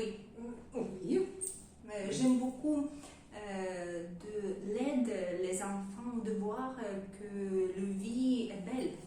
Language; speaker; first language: French; non-native, learner; Russian